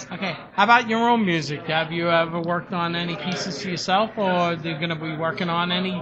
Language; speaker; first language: English; early bilingual, other home language; Italian